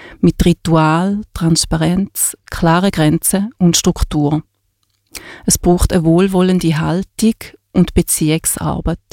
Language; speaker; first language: German; native; German